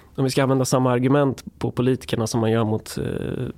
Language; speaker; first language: Swedish; native; Swedish